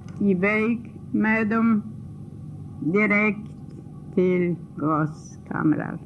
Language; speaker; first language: Swedish; non-native, fluent; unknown